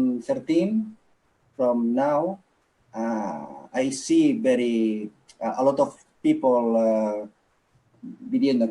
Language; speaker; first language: English; non-native, local second language; Catalan